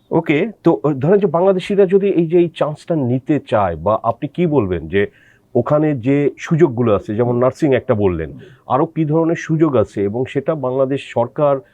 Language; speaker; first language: Bangla; native; Bangla